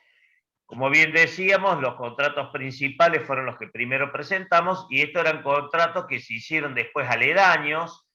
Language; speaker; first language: Spanish; native; Spanish